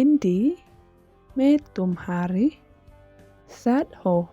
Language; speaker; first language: Hindi; non-native, learner; Khasi